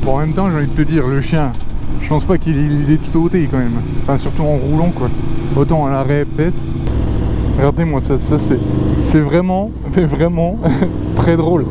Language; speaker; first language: French; native; French